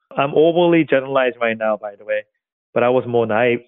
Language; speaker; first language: English; non-native, fluent; Korean